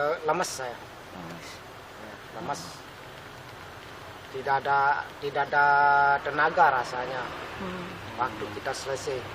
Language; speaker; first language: Indonesian; non-native, local second language; Sasak